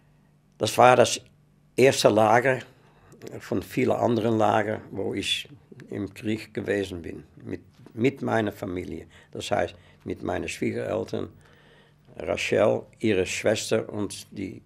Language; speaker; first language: German; non-native, fluent; Dutch